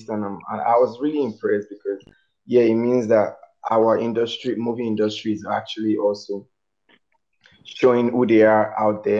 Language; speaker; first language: English; non-native, local second language; Yoruba